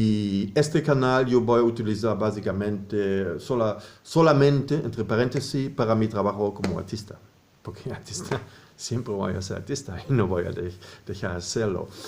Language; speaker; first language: Spanish; non-native, fluent; German